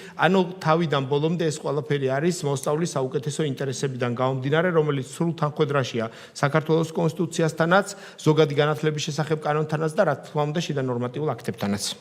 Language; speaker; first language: Georgian; native; Georgian